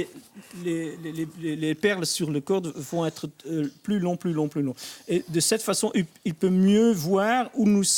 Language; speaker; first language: French; non-native, fluent; Dutch